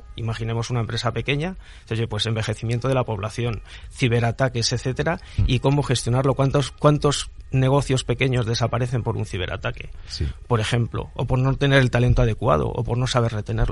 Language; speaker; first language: Spanish; native; Spanish